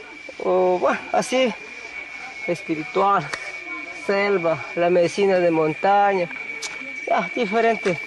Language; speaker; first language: Spanish; non-native, local second language; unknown